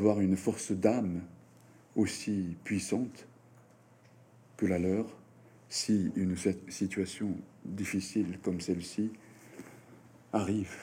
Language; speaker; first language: French; non-native, fluent; Japanese